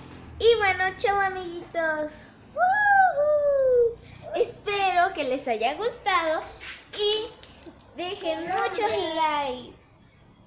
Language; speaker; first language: Spanish; native; Spanish